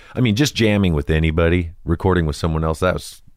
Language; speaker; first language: English; native; English